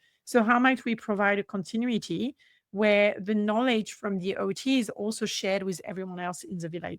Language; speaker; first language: English; non-native, fluent; French